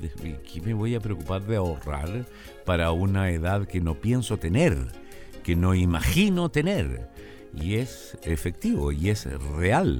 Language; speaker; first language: Spanish; native; Spanish